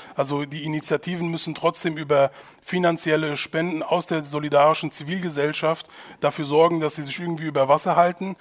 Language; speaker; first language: German; native; German